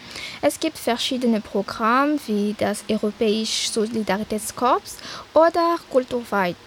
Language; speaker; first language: German; non-native, fluent; Malagasy